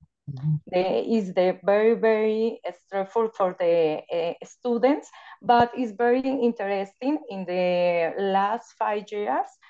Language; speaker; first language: English; non-native, learner; Spanish